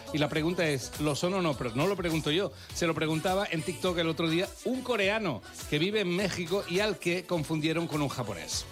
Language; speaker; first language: Spanish; native; Spanish